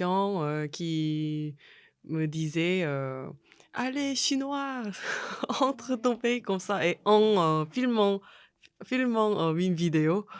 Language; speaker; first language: French; non-native, fluent; Korean